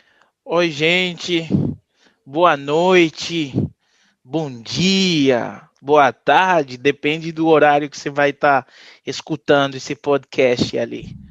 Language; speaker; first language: Portuguese; non-native, fluent; Haitian Creole